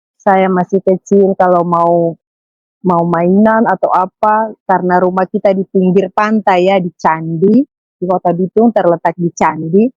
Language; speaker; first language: Indonesian; native; Indonesian